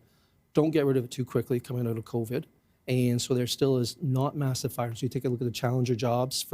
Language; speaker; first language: English; native; English